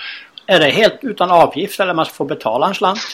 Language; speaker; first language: Swedish; native; Swedish